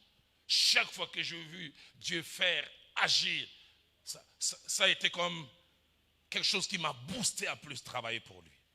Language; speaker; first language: French; non-native, local second language; Lingala